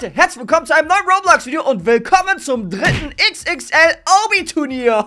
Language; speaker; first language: German; native; German